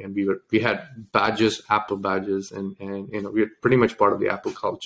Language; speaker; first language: English; non-native, local second language; Tamil